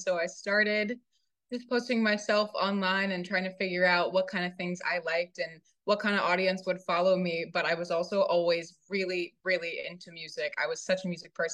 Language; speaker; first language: English; native; English